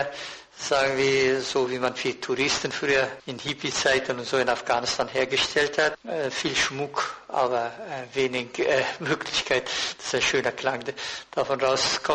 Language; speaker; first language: German; non-native, fluent; Persian